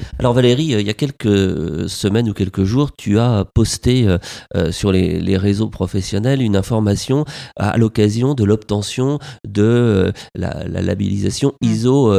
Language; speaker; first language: French; native; French